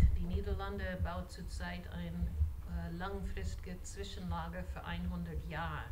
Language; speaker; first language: German; non-native, fluent; English